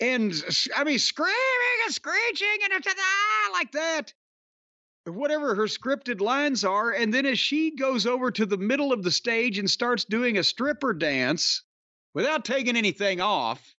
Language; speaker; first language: English; native; English